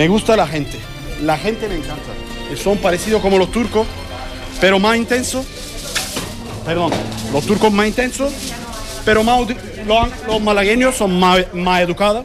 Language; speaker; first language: Spanish; non-native, learner; Turkish